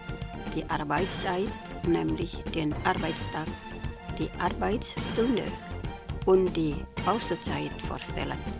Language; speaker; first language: German; non-native, fluent; Indonesian